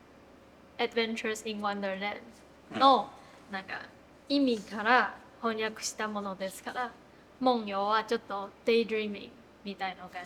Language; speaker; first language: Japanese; non-native, fluent; Chinese